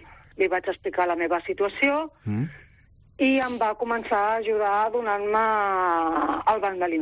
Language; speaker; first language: Catalan; non-native, local second language; Spanish